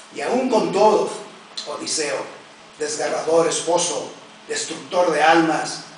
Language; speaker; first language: Spanish; early bilingual, heritage; Spanish